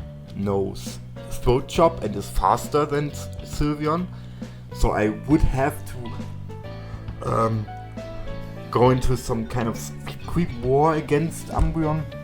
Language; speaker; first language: English; non-native, fluent; German